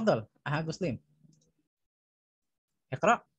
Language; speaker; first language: Arabic; non-native, fluent; Indonesian